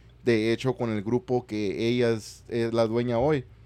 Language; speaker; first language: Spanish; early bilingual, heritage; Spanish